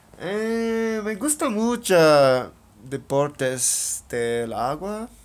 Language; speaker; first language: Spanish; non-native, learner; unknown